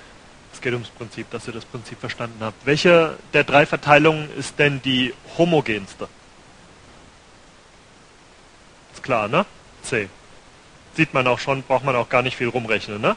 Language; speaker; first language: German; native; German